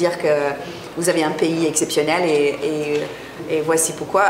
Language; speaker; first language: French; non-native, fluent; English